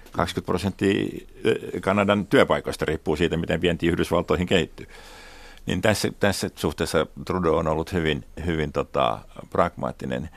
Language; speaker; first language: Finnish; native; Finnish